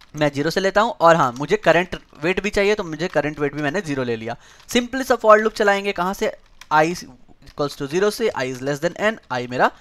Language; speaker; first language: Hindi; native; Hindi